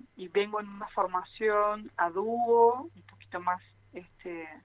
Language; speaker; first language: Spanish; early bilingual, other home language; Portuguese